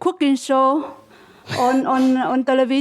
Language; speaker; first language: English; non-native, learner; Vietnamese